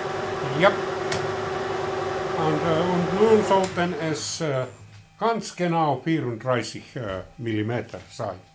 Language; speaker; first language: German; non-native, learner; Finnish